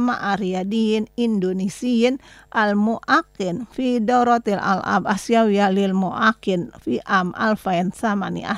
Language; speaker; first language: Arabic; non-native, fluent; Indonesian